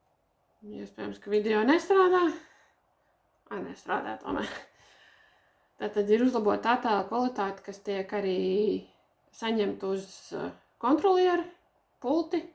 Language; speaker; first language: Latvian; native; Latvian